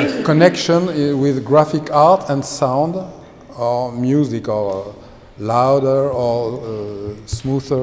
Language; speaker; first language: English; non-native, fluent; French